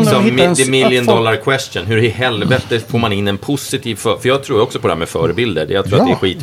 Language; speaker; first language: Swedish; native; Swedish